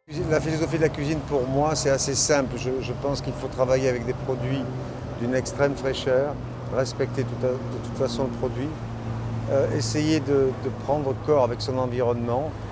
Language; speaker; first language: French; native; French